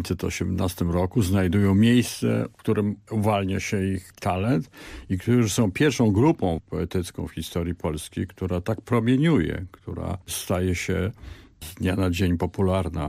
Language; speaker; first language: Polish; native; Polish